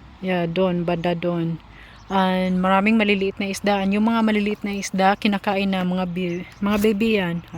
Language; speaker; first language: Filipino; native; Filipino